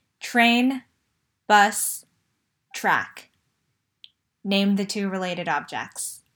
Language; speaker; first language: English; early bilingual, other home language; Chinese